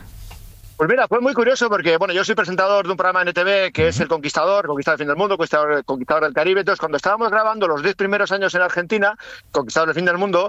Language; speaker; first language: Spanish; native; Spanish